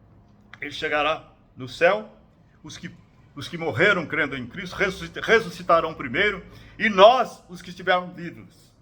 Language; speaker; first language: Portuguese; native; Portuguese